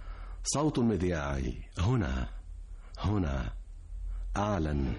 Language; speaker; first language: Arabic; native; Arabic